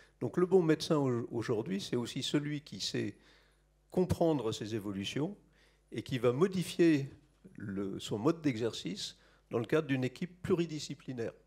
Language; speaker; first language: French; native; French